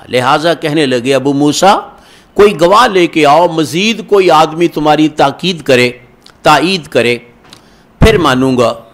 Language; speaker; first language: Urdu; non-native, local second language; Punjabi